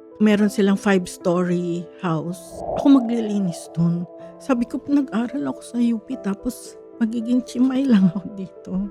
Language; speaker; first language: Filipino; native; Filipino